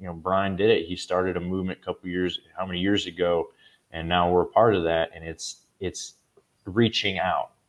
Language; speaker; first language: English; native; English